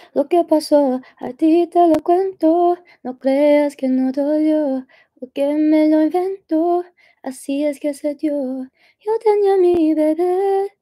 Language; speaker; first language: Spanish; non-native, learner; English